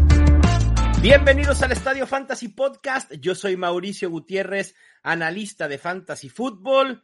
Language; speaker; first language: Spanish; native; Spanish